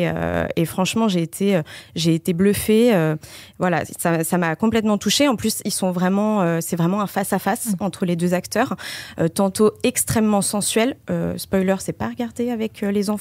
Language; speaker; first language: French; native; French